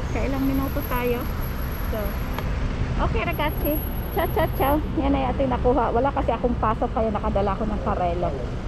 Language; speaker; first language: Filipino; native; Filipino